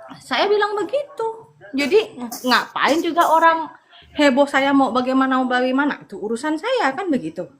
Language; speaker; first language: Indonesian; non-native, local second language; Madurese